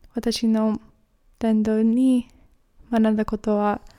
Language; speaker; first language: Japanese; non-native, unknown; English